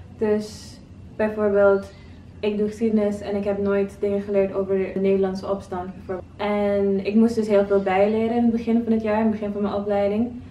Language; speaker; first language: Dutch; non-native, local second language; Papiamento